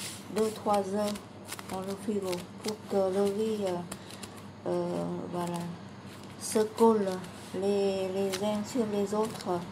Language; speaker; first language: French; non-native, learner; Vietnamese